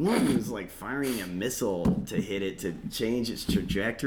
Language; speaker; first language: English; native; English